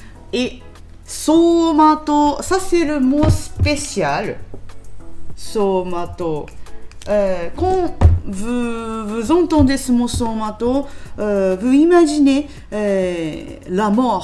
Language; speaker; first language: French; non-native, learner; Japanese